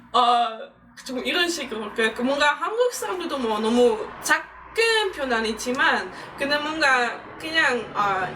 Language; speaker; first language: Korean; non-native, fluent; Dutch